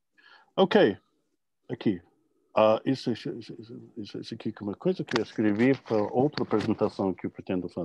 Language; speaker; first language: Portuguese; non-native, fluent; English